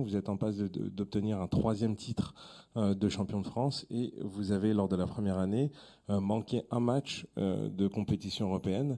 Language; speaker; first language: French; native; French